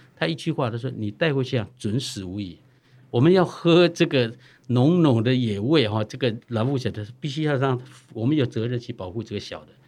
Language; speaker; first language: Chinese; non-native, local second language; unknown